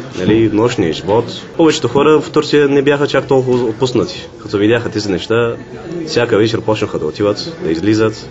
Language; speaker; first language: Bulgarian; non-native, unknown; Turkish